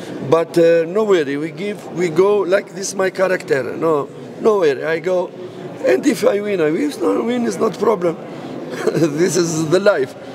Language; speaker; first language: English; non-native, learner; Arabic